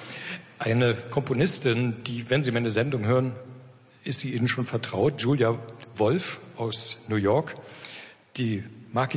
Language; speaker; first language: German; native; German